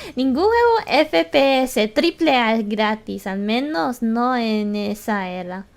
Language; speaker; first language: Spanish; non-native, learner; English